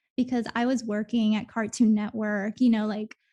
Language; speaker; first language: English; early bilingual, other home language; Spanish